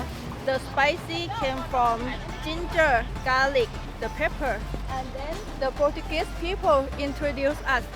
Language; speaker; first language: English; non-native, fluent; Thai